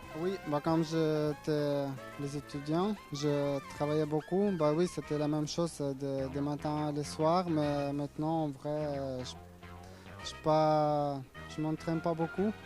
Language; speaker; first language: French; non-native, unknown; Ukrainian